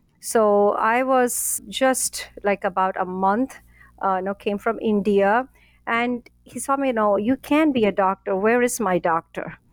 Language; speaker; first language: English; non-native, local second language; Tamil